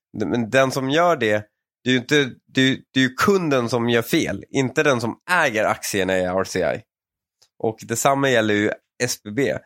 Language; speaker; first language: Swedish; early bilingual, other home language; Persian